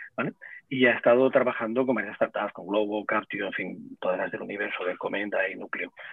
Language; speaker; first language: Spanish; native; Spanish